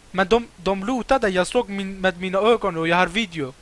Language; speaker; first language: Swedish; non-native, local second language; Turkish